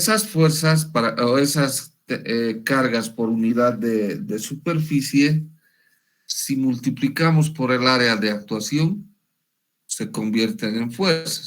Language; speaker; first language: Spanish; native; Spanish